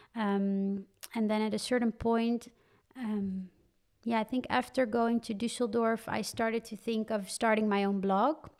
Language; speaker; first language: English; non-native, fluent; Dutch